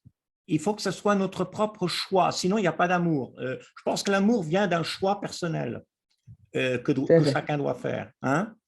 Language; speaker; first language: French; native; French